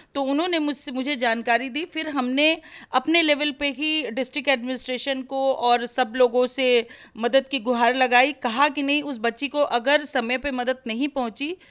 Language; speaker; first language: Hindi; native; Hindi